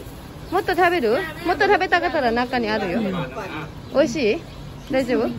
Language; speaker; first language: Japanese; non-native, fluent; Thai